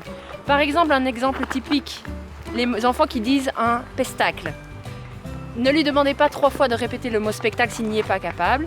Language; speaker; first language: French; native; French